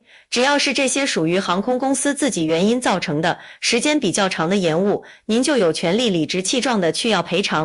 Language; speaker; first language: Chinese; native; Chinese